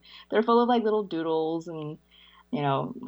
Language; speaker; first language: English; early bilingual, other home language; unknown